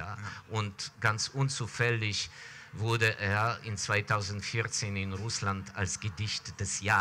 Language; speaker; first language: German; non-native, fluent; Ukrainian